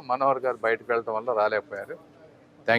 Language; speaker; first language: Telugu; native; Telugu